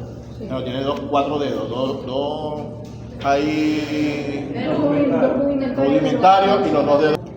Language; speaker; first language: Spanish; native; Spanish